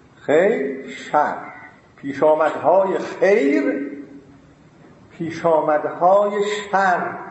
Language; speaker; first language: Persian; non-native, local second language; Azerbaijani